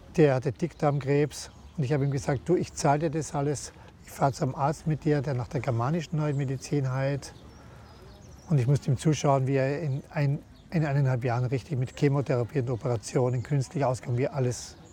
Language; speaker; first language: German; native; German